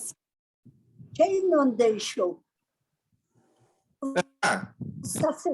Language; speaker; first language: Portuguese; non-native, learner; Persian